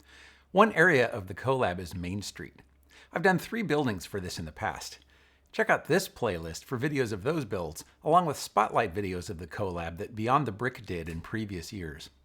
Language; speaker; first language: English; native; English